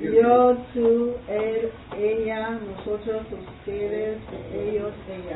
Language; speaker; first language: Spanish; non-native, learner; English